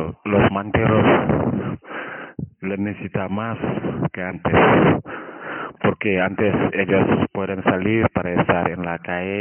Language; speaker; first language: Spanish; non-native, fluent; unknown